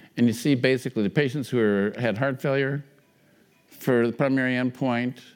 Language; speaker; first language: English; native; English